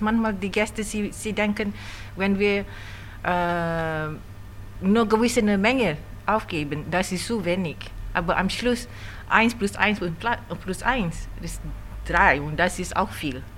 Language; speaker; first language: German; non-native, learner; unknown